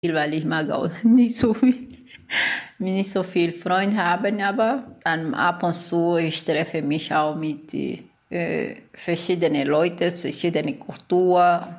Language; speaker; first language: German; non-native, learner; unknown